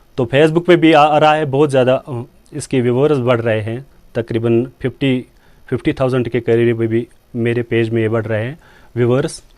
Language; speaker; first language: Hindi; non-native, local second language; Kashmiri